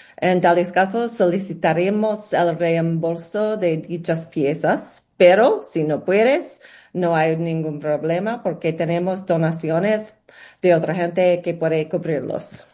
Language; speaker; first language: Spanish; non-native, learner; English